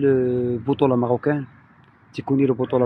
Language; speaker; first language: French; non-native, local second language; Arabic